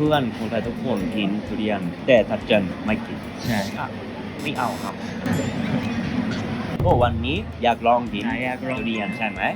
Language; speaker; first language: Thai; non-native, learner; Japanese